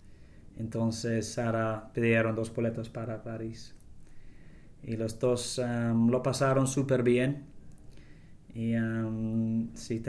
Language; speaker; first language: Spanish; non-native, learner; English